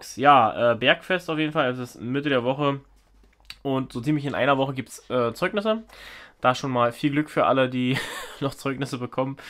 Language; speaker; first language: German; native; German